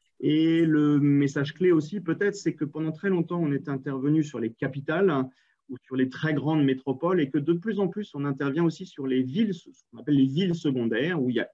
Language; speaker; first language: French; native; French